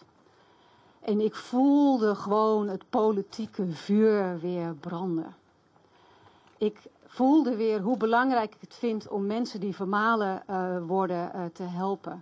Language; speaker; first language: Dutch; native; Dutch